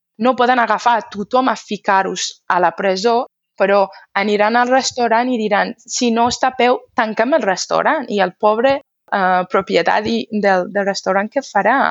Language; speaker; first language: Catalan; non-native, fluent; Persian